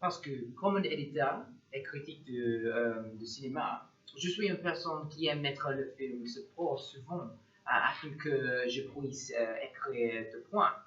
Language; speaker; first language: French; non-native, learner; English